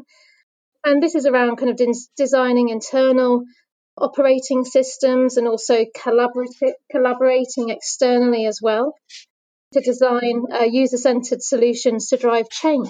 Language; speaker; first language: English; native; English